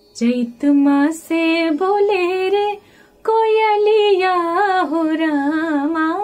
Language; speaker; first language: Hindi; native; Hindi